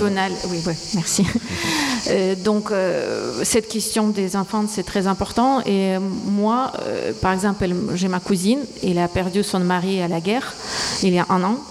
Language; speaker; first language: French; non-native, fluent; Ukrainian